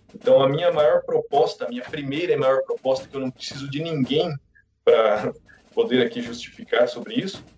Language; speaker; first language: Portuguese; native; Portuguese